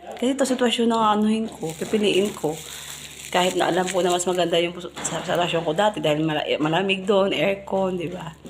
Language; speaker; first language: Filipino; non-native, local second language; Cebuano